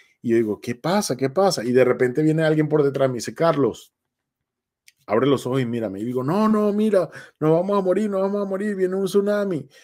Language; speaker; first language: Spanish; native; Spanish